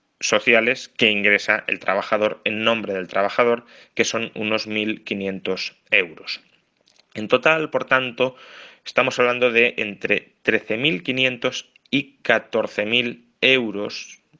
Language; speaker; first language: Spanish; native; Spanish